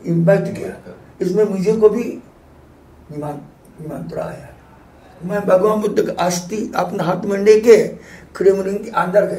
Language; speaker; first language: Hindi; non-native, fluent; Japanese